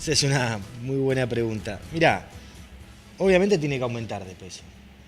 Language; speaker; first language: Spanish; native; Spanish